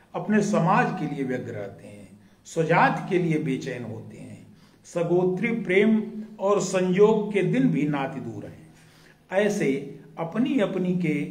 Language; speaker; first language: Hindi; native; Hindi